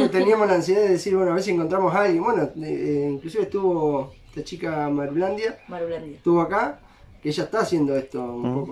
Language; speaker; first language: Spanish; native; Spanish